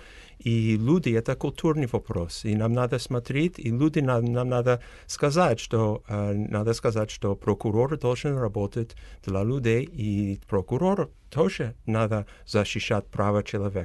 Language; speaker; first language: Russian; non-native, fluent; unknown